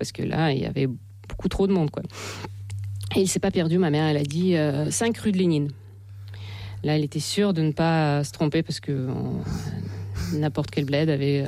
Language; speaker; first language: French; non-native, fluent; Russian